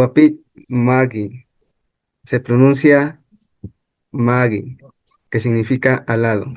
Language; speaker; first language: Spanish; non-native, local second language; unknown